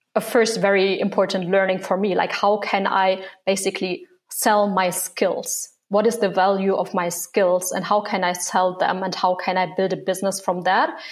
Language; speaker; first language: English; non-native, fluent; German